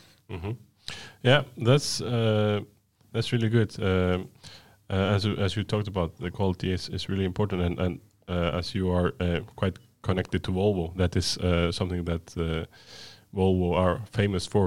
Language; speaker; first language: English; non-native, fluent; Icelandic